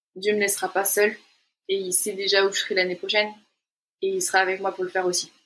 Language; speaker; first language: French; native; French